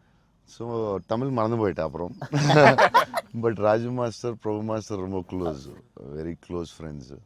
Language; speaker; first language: Tamil; non-native, local second language; Telugu